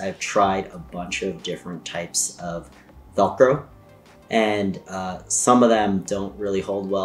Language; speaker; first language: English; native; English